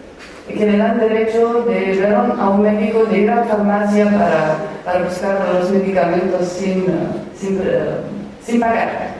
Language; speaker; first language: Spanish; non-native, fluent; Romanian